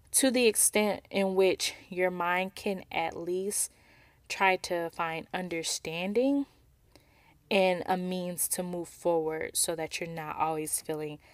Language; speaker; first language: English; native; English